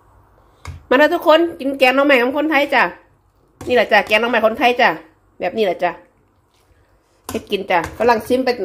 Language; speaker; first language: Thai; non-native, local second language; Lao